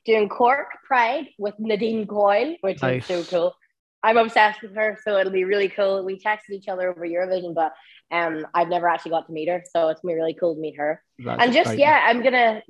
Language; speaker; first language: English; native; English